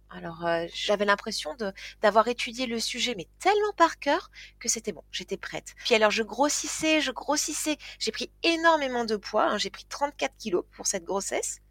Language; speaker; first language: French; native; French